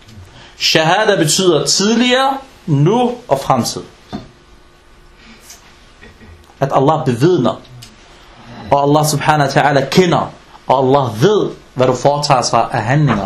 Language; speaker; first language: Danish; non-native, fluent; Arabic